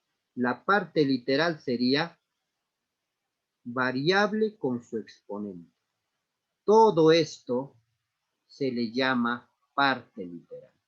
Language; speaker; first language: Spanish; native; Spanish